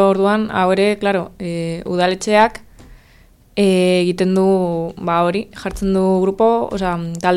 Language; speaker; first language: Basque; non-native, local second language; Spanish